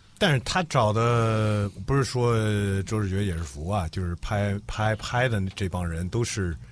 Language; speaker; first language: Chinese; non-native, fluent; English